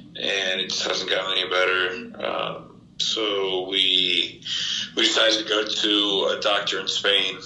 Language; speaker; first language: English; native; English